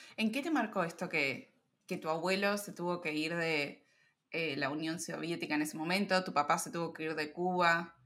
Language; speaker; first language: Spanish; native; Spanish